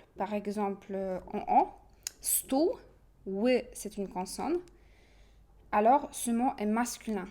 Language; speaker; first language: French; non-native, fluent; Polish